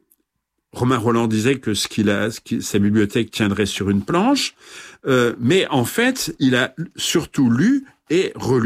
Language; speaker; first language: French; native; French